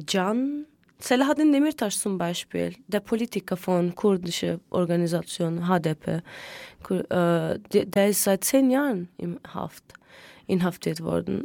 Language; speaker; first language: German; non-native, fluent; Turkish